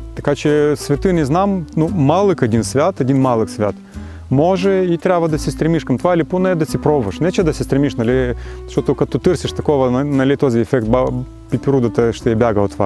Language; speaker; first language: Bulgarian; non-native, fluent; Russian